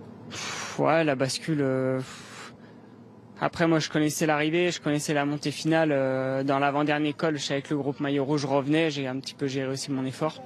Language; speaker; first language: French; native; French